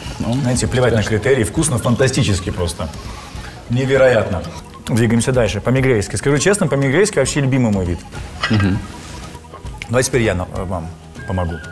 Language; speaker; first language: Russian; native; Russian